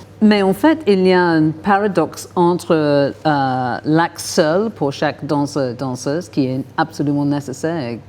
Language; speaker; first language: French; non-native, fluent; English